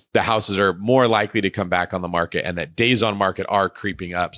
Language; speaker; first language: English; native; English